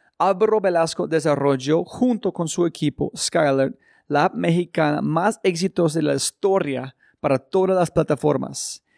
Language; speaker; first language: Spanish; non-native, learner; English